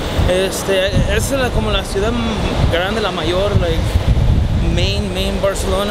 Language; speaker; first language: Spanish; early bilingual, heritage; Spanish